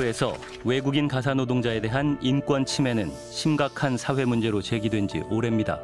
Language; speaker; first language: Korean; native; Korean